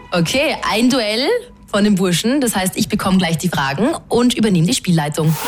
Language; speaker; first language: German; native; German